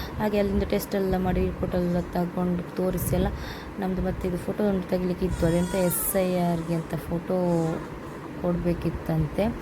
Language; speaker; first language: Kannada; non-native, local second language; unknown